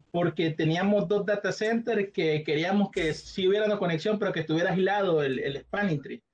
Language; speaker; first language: Spanish; native; Spanish